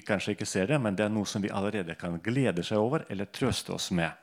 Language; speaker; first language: Norwegian; non-native, fluent; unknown